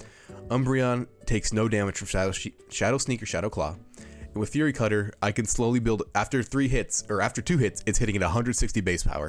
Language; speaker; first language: English; native; English